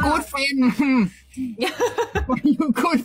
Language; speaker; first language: English; non-native, learner; Thai